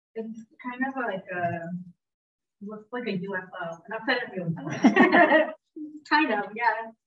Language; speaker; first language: English; early bilingual, heritage; Spanish